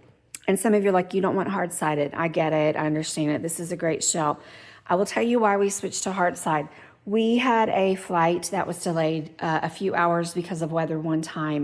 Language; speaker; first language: English; native; English